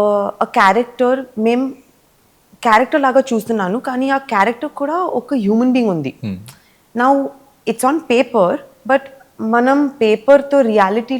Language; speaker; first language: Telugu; early bilingual, heritage; Telugu